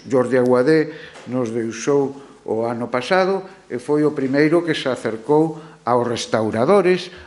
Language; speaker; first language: Galician; non-native, local second language; Spanish